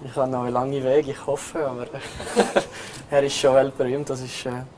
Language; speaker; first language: German; non-native, local second language; French